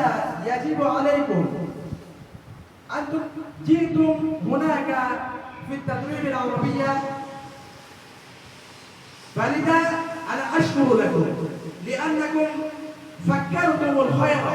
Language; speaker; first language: Arabic; non-native, fluent; Bangla